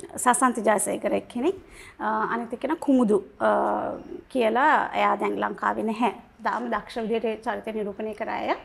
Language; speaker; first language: Sinhala; native; Sinhala